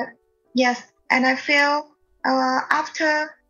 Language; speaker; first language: English; non-native, learner; Vietnamese